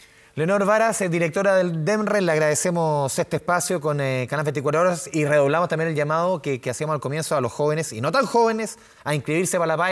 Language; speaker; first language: Spanish; native; Spanish